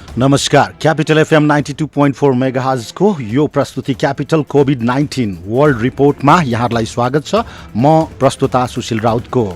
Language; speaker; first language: Nepali; native; Nepali